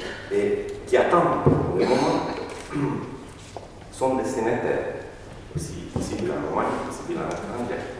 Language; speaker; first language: French; non-native, learner; Romanian